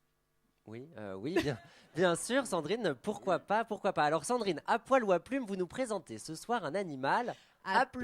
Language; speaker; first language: French; native; French